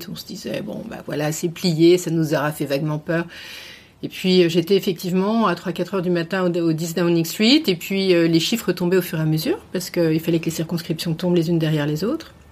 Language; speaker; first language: French; native; French